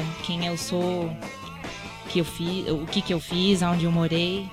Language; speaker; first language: Portuguese; early bilingual, heritage; Portuguese